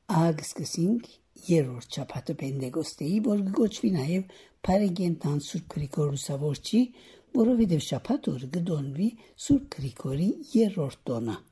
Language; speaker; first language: Armenian; native; Armenian